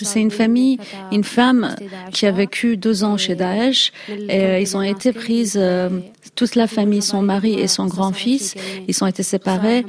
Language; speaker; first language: French; non-native, fluent; Kurdish